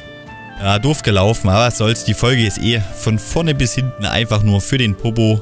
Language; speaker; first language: German; native; German